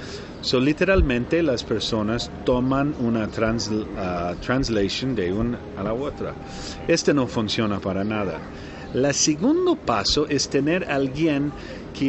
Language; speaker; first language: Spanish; non-native, learner; English